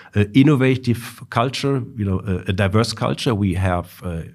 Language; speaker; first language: English; non-native, fluent; German